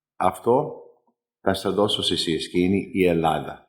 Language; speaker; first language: Greek; early bilingual, heritage; Greek